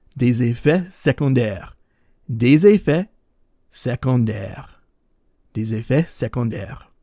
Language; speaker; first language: French; non-native, fluent; English